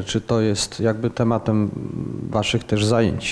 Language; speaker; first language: Polish; native; Polish